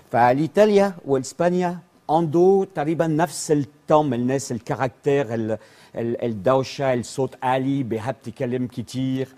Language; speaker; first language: Arabic; non-native, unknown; French